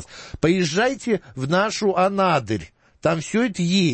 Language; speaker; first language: Russian; native; Russian